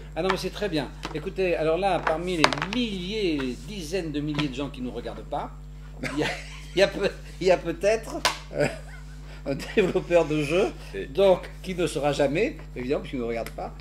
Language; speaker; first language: French; native; French